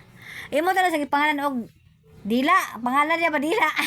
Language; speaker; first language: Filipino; non-native, local second language; Cebuano